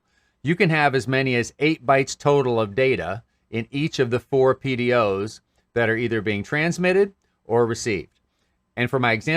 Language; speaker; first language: English; native; English